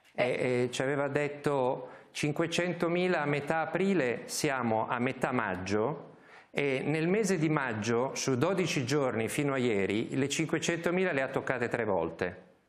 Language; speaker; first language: Italian; native; Italian